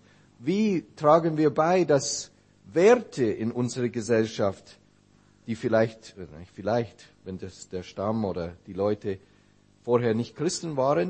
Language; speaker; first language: German; non-native, fluent; English